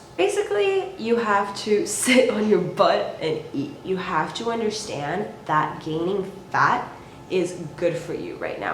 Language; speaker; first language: English; native; English